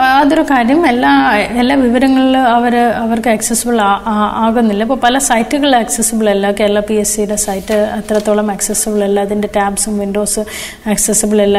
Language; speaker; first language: Malayalam; early bilingual, other home language; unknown